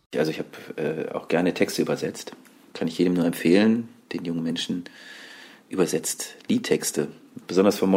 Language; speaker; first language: German; native; German